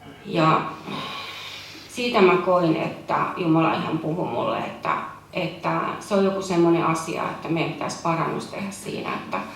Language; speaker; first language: Finnish; native; Finnish